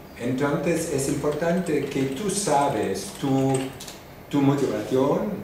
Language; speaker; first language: Spanish; non-native, fluent; German